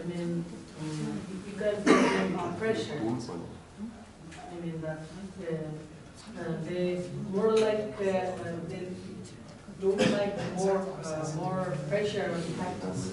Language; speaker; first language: English; non-native, learner; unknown